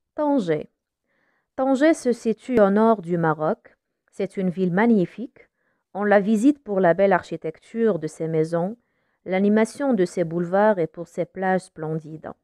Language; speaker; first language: French; non-native, local second language; Arabic